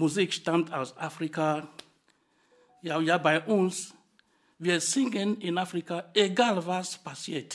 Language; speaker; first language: German; non-native, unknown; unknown